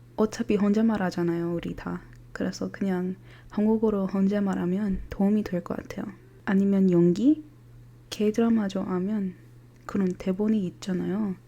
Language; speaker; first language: Korean; non-native, fluent; English